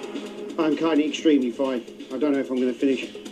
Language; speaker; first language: English; native; English